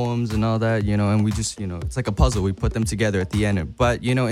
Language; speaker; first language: English; non-native, local second language; Cantonese